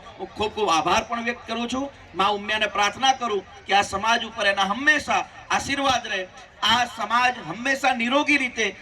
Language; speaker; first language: Gujarati; native; Gujarati